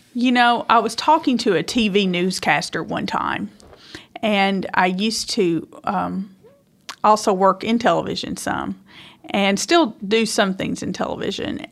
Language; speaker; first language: English; native; English